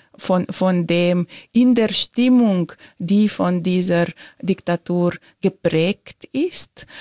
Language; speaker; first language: German; non-native, fluent; Romanian